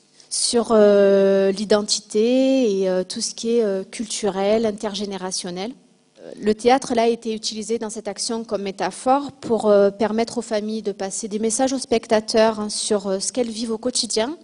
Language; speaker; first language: French; native; French